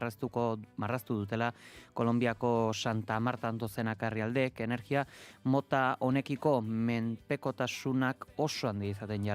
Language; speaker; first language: Basque; native; Basque